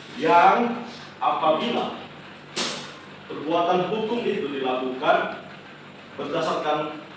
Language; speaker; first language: Indonesian; native; Indonesian